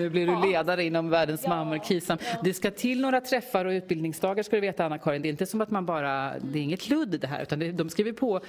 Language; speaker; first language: Swedish; native; Swedish